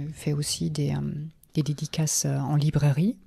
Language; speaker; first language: French; non-native, fluent; German